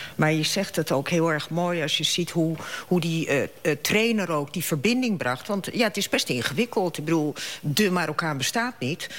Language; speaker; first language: Dutch; early bilingual, other home language; Arabic